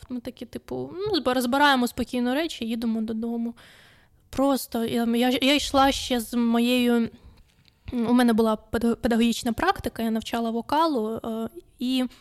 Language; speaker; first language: Ukrainian; non-native, local second language; Russian